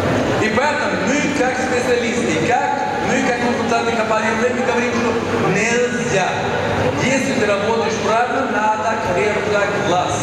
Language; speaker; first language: Russian; non-native, fluent; Swedish